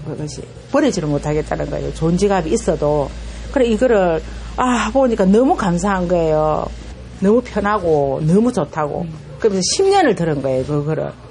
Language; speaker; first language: Korean; native; Korean